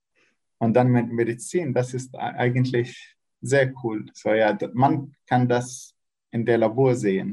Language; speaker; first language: German; non-native, learner; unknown